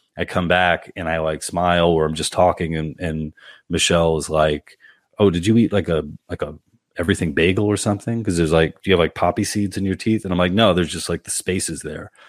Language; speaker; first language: English; native; English